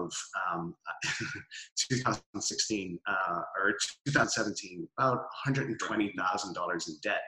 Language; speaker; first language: English; native; English